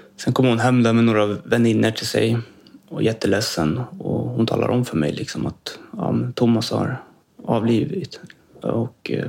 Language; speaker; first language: Swedish; native; Swedish